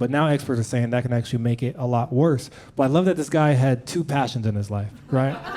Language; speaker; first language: English; native; English